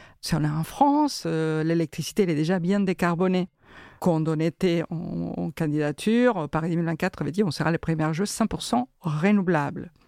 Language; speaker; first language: French; non-native, fluent; Spanish